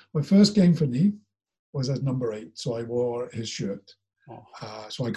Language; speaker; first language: English; native; English